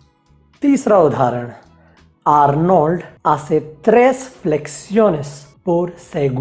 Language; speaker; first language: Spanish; non-native, fluent; Hindi